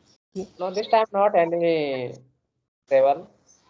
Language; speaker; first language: English; non-native, learner; Hindi